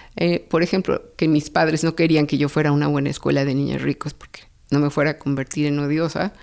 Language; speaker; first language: Spanish; native; Spanish